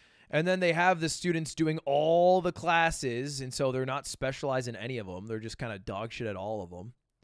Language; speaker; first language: English; native; English